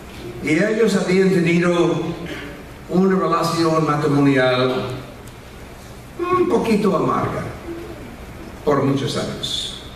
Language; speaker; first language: Spanish; non-native, fluent; English